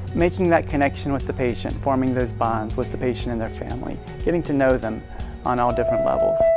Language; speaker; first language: English; native; English